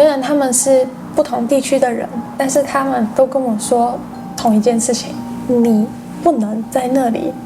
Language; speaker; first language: Chinese; non-native, fluent; English